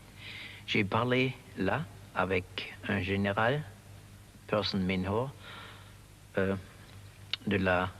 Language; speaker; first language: French; non-native, learner; German